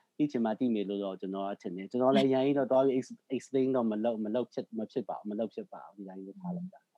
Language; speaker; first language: Burmese; native; Burmese